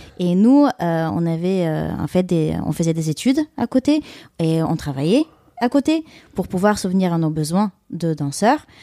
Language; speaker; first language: French; non-native, fluent; Bulgarian